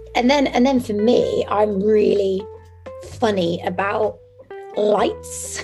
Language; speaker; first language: English; early bilingual, other home language; French